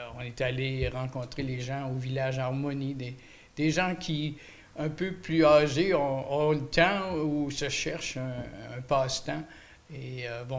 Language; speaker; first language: French; native; French